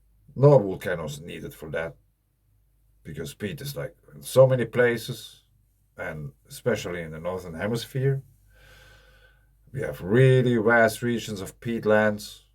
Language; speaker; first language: English; non-native, fluent; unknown